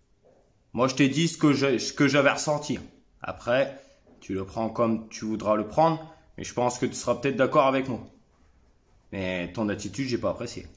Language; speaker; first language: French; native; French